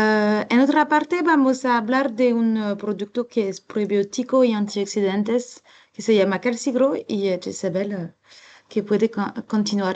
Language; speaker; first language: Spanish; non-native, learner; French